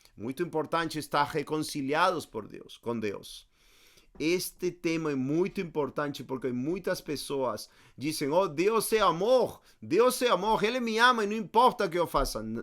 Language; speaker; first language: Portuguese; non-native, fluent; Spanish